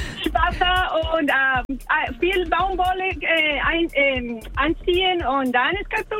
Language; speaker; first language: German; non-native, learner; Spanish